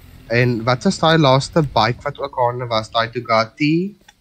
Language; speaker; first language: English; non-native, local second language; Afrikaans